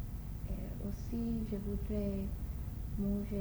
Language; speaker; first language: French; non-native, learner; English